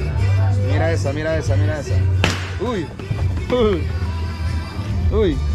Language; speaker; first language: Spanish; native; Spanish